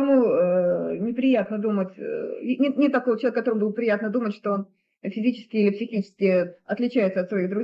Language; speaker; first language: Russian; native; Russian